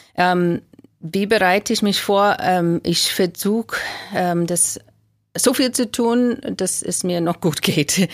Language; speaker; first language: German; non-native, fluent; English